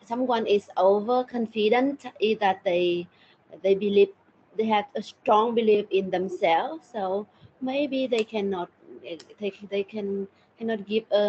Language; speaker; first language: English; non-native, learner; Thai